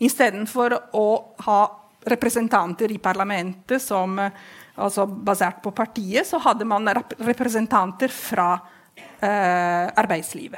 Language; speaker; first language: Norwegian; non-native, fluent; Italian